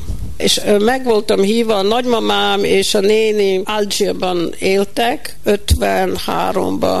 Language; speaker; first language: Hungarian; early bilingual, heritage; Hungarian